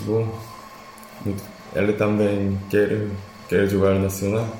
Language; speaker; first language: Portuguese; non-native, learner; Korean